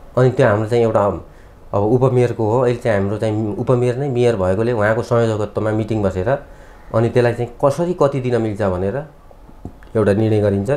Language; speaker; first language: Nepali; native; Nepali